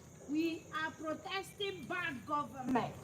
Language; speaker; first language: English; non-native, local second language; Igbo